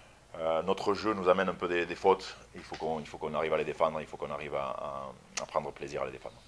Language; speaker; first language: French; native; French